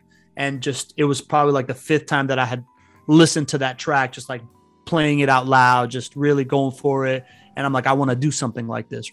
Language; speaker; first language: English; early bilingual, other home language; Spanish